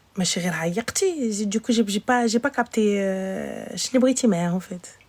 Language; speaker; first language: French; early bilingual, other home language; Arabic